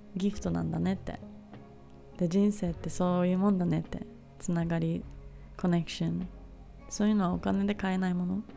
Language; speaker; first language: Japanese; native; Japanese